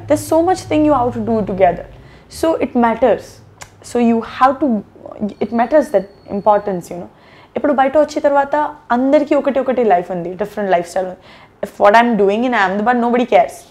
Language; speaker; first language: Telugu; non-native, learner; Gujarati